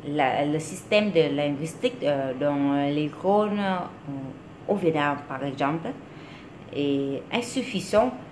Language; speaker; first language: French; non-native, learner; Vietnamese